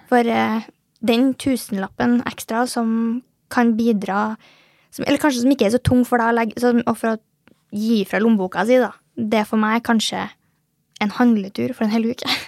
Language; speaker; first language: Norwegian; native; Norwegian